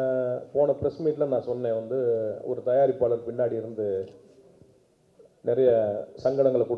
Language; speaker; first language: Tamil; native; Tamil